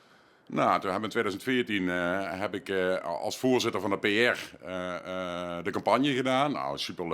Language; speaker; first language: Dutch; native; Dutch